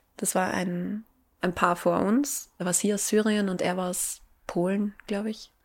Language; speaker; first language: German; native; German